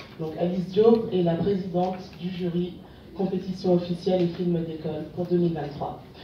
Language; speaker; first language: French; non-native, local second language; Wolof